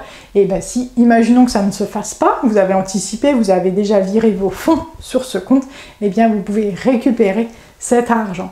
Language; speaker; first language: French; native; French